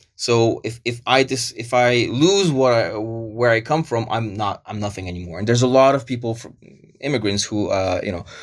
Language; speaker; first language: English; early bilingual, other home language; Polish